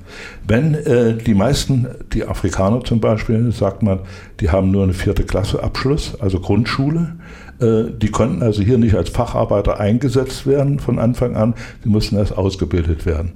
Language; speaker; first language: German; native; German